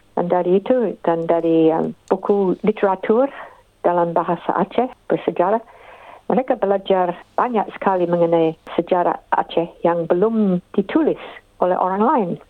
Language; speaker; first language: Indonesian; non-native, fluent; English